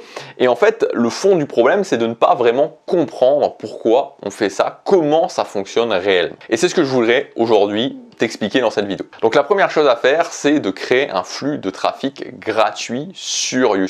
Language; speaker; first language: French; native; French